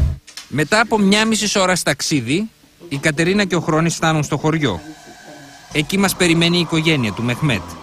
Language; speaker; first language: Greek; native; Greek